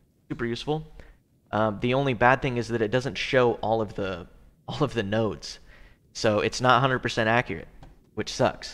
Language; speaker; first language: English; native; English